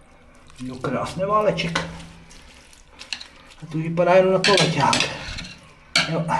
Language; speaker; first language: Czech; native; Czech